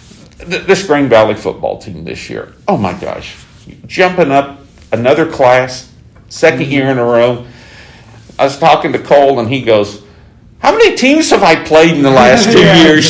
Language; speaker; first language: English; native; English